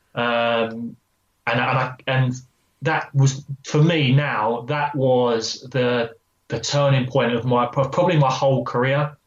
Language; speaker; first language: English; native; English